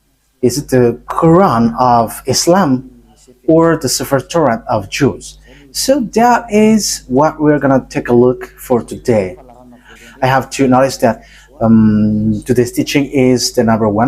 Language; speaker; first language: English; non-native, fluent; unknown